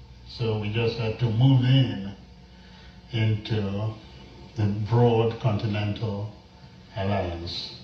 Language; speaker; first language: English; non-native, local second language; Igbo